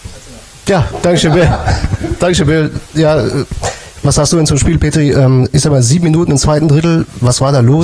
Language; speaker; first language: German; native; German